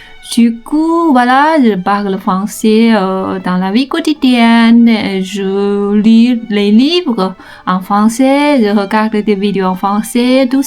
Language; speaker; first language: French; non-native, learner; Chinese